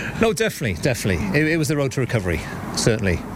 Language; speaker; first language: English; native; English